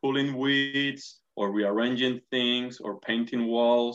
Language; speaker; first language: English; non-native, fluent; Spanish